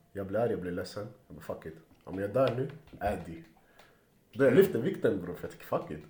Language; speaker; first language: Swedish; early bilingual, other home language; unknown